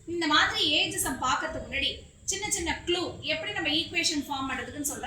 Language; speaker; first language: Tamil; native; Tamil